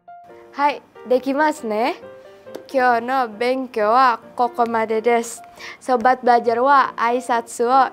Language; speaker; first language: Japanese; non-native, learner; Indonesian